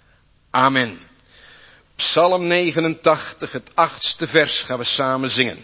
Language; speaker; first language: Dutch; native; Dutch